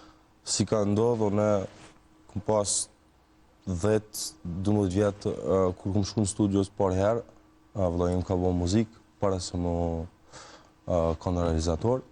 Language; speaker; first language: Albanian; early bilingual, heritage; Albanian